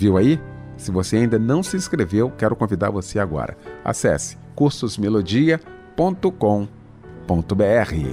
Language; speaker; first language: Portuguese; native; Portuguese